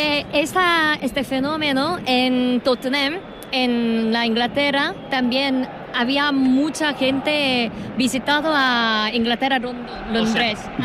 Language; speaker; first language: Spanish; non-native, learner; Korean